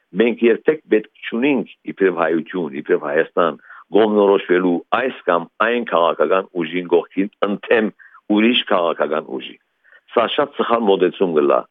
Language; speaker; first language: Armenian; early bilingual, heritage; Armenian